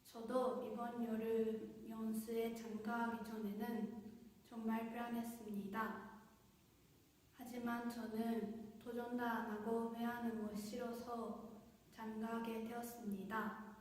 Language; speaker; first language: Korean; non-native, fluent; Japanese